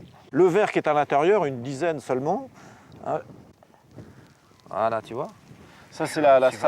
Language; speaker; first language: French; native; French